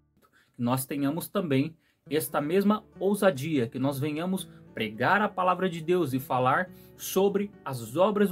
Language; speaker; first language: Portuguese; native; Portuguese